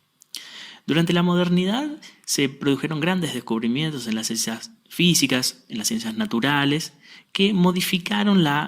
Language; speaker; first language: Spanish; native; Spanish